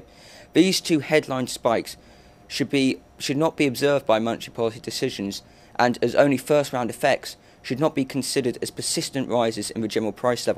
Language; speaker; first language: English; native; English